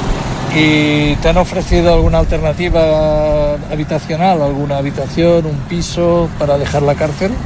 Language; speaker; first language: Spanish; native; Spanish